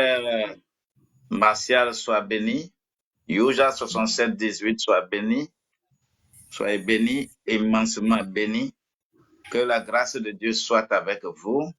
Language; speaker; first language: French; non-native, local second language; Ewe